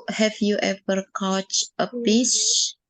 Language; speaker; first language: English; non-native, learner; Indonesian